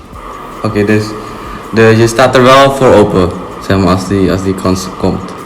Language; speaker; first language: Dutch; non-native, fluent; Indonesian